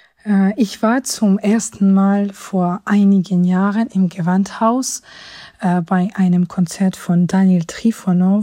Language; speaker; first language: German; non-native, fluent; Georgian